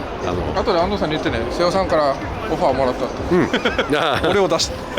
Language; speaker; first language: Japanese; native; Japanese